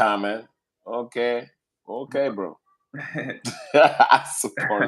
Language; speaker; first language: English; non-native, learner; Spanish